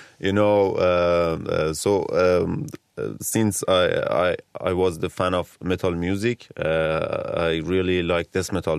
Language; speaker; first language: English; non-native, learner; Persian